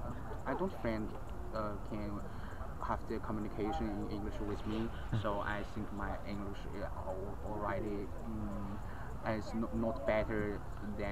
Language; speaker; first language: English; non-native, learner; Chinese